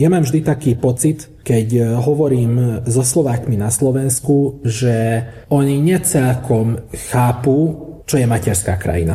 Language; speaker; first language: Slovak; early bilingual, heritage; Slovak